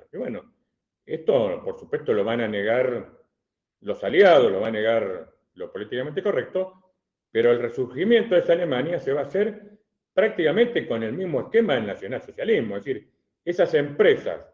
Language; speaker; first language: Spanish; native; Spanish